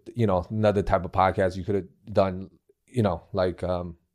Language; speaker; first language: English; non-native, fluent; Chinese